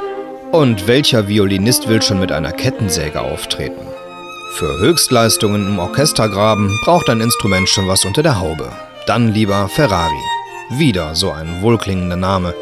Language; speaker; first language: German; native; German